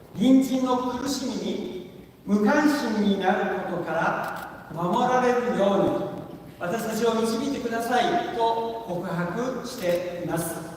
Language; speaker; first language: Japanese; native; Japanese